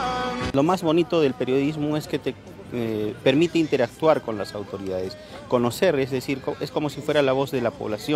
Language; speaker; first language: Spanish; native; Spanish